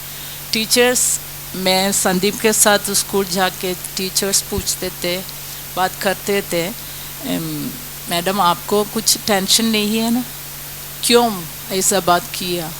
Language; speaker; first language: Hindi; non-native, local second language; Malayalam